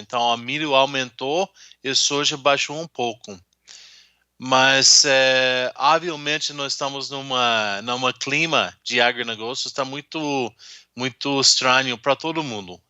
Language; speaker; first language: Portuguese; non-native, fluent; English